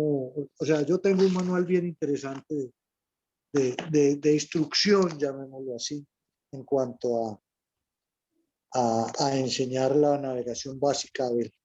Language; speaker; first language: Spanish; native; Spanish